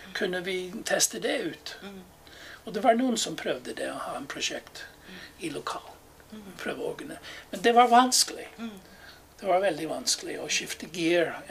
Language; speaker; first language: Norwegian; non-native, fluent; English